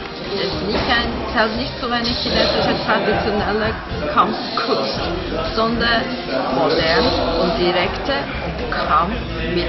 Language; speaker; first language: German; non-native, fluent; Chinese